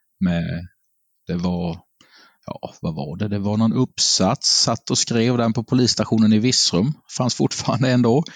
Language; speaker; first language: Swedish; native; Swedish